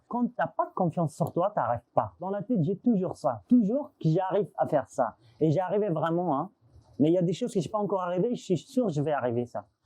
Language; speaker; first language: French; non-native, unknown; Persian